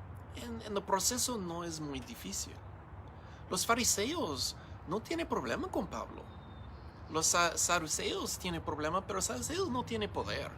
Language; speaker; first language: Spanish; non-native, learner; English